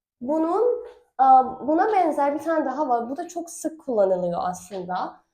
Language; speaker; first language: Turkish; non-native, fluent; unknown